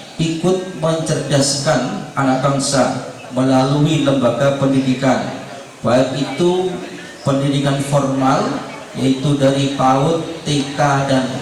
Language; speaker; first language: Indonesian; native; Indonesian